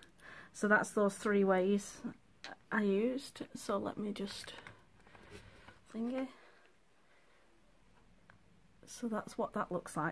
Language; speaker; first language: English; native; English